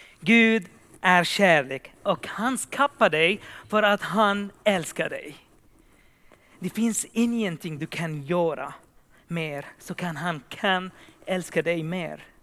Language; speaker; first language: Swedish; non-native, fluent; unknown